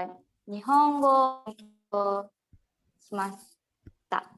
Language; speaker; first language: Japanese; non-native, learner; Indonesian